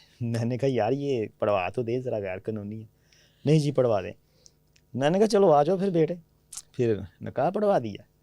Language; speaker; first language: Urdu; non-native, local second language; Punjabi